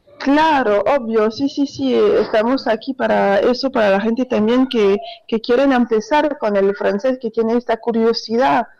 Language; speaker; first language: Spanish; non-native, fluent; French